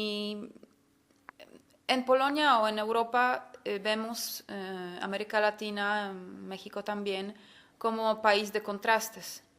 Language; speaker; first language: Spanish; non-native, fluent; Polish